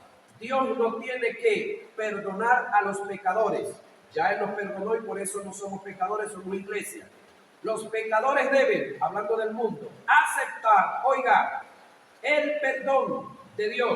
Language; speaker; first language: Spanish; native; Spanish